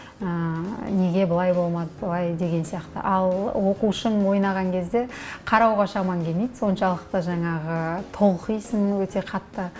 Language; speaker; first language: Kazakh; native; Kazakh